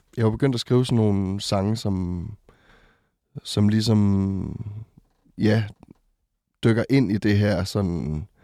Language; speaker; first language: Danish; native; Danish